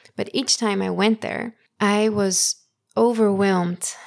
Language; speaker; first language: English; early bilingual, other home language; Persian